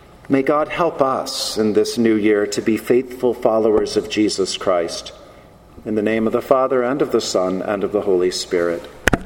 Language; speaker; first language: English; native; English